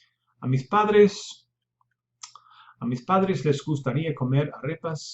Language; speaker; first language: Spanish; non-native, fluent; English